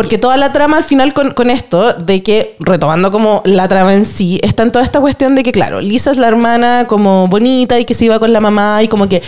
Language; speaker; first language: Spanish; native; Spanish